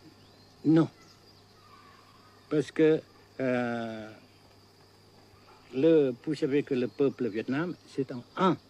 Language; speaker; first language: French; non-native, local second language; Vietnamese